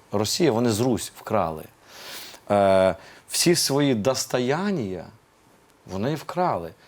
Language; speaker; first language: Ukrainian; native; Ukrainian